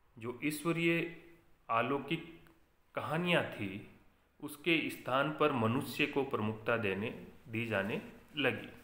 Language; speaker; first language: Hindi; native; Hindi